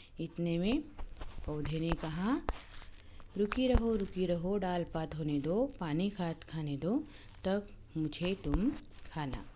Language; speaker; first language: Hindi; non-native, local second language; Marathi